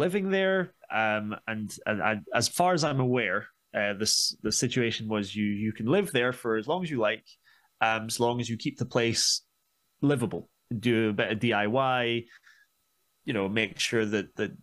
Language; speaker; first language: English; native; English